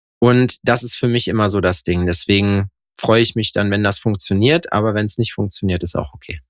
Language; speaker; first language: German; native; German